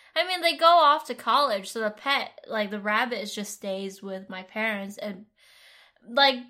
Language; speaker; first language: English; non-native, fluent; Vietnamese